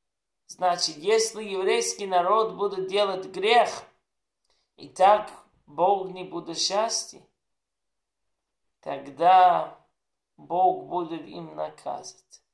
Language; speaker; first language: Russian; non-native, learner; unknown